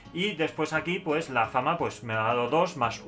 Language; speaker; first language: Spanish; native; Spanish